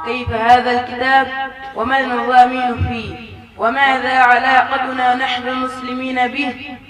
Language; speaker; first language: Arabic; non-native, learner; Urdu